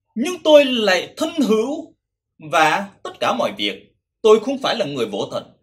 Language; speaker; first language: Vietnamese; non-native, local second language; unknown